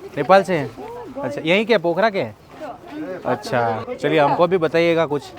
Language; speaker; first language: Hindi; native; Hindi